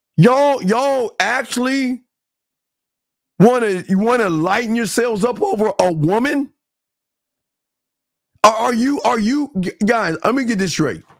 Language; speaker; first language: English; native; English